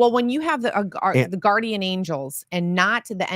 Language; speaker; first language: English; native; English